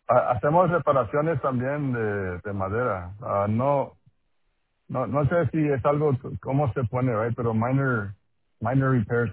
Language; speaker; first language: Spanish; non-native, local second language; English